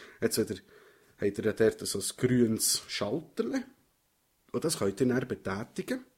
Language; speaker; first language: German; native; German